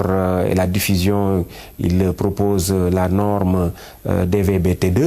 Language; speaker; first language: French; non-native, local second language; Wolof